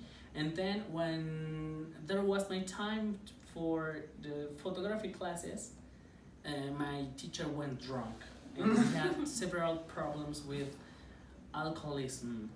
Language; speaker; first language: English; non-native, fluent; Spanish